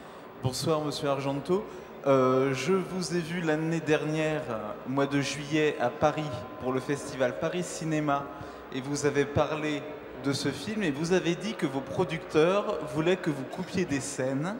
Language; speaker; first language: French; native; French